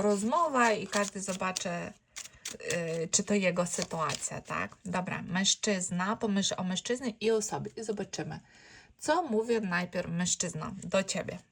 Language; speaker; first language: Polish; non-native, fluent; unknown